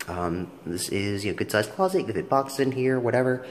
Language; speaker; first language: English; native; English